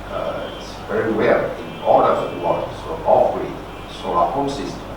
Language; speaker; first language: English; non-native, learner; Chinese